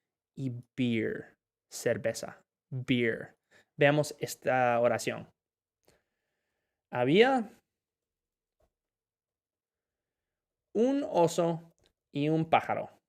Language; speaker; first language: Spanish; non-native, fluent; English